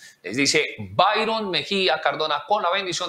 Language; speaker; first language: Spanish; native; Spanish